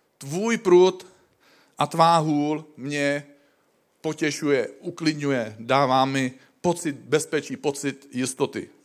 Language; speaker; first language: Czech; native; Czech